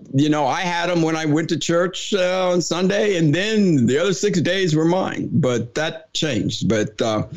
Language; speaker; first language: English; native; English